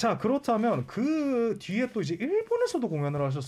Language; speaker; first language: Korean; native; Korean